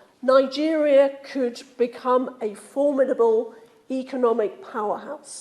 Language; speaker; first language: English; native; English